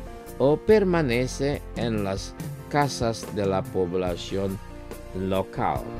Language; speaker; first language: Spanish; non-native, fluent; Indonesian